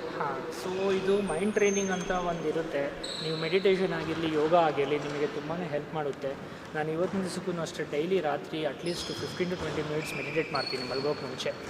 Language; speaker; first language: Kannada; non-native, local second language; Hindi